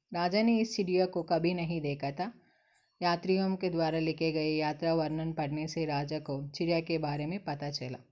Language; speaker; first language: Hindi; non-native, local second language; Telugu